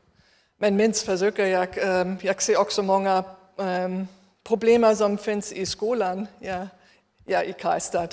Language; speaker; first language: Swedish; non-native, fluent; German